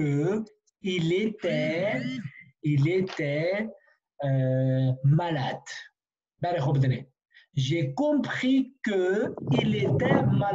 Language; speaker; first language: French; non-native, fluent; Kurdish